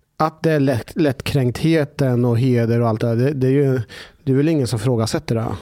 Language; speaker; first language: Swedish; early bilingual, other home language; Persian